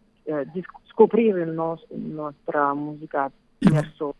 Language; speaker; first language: Italian; non-native, learner; French